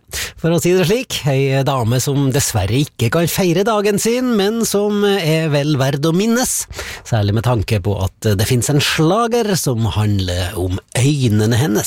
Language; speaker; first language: Norwegian; native; Norwegian